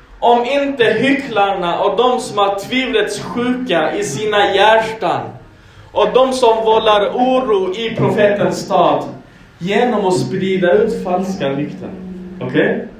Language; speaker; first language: Swedish; non-native, fluent; Arabic